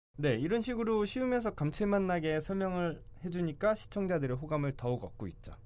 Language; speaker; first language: Korean; native; Korean